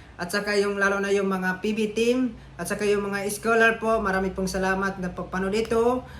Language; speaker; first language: Filipino; non-native, local second language; Cebuano